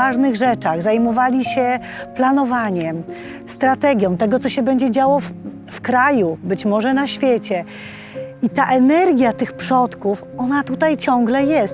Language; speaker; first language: Polish; native; Polish